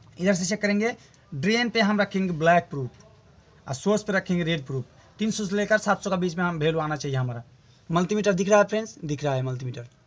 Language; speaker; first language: Hindi; non-native, local second language; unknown